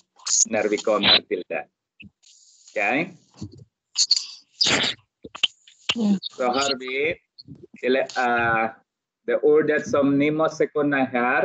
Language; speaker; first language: Swedish; non-native, fluent; Arabic